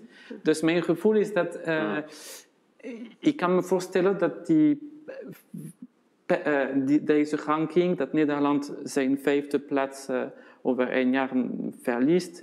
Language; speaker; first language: Dutch; non-native, fluent; French